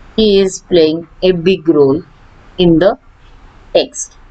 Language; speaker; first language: English; non-native, local second language; Marathi